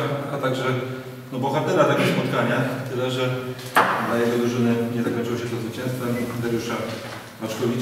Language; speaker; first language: Polish; native; Polish